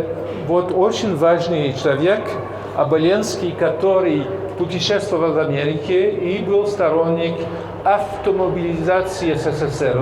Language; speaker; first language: Russian; non-native, fluent; French